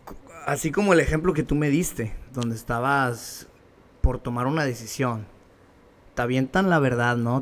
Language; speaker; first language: Spanish; native; Spanish